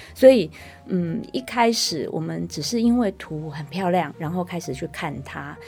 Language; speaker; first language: Chinese; non-native, local second language; Min Nan Chinese